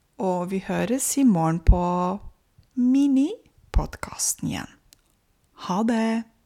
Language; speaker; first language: Norwegian; non-native, fluent; Romanian